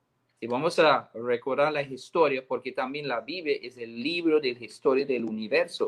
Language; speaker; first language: Spanish; non-native, fluent; English